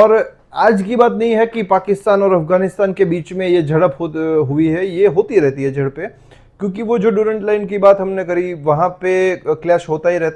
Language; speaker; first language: Hindi; non-native, local second language; Gujarati